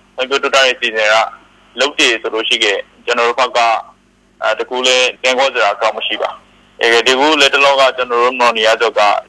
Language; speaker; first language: Burmese; native; Burmese